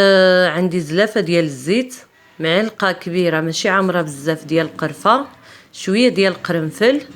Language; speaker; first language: Arabic; native; Arabic